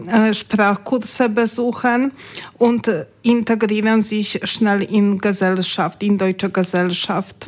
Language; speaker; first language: German; non-native, learner; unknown